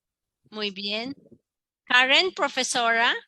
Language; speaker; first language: Spanish; non-native, fluent; Filipino